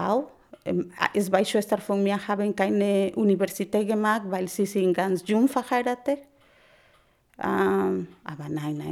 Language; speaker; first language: German; non-native, learner; Spanish